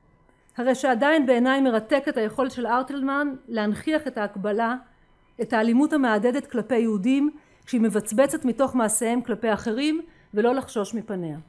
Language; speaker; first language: Hebrew; native; Hebrew